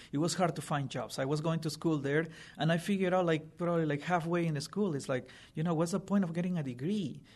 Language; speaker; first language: English; non-native, fluent; Spanish